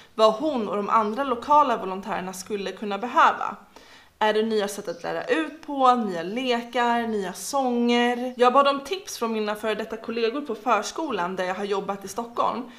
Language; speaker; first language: Swedish; native; Swedish